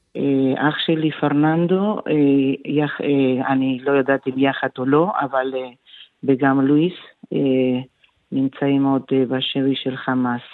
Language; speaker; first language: Hebrew; non-native, fluent; Spanish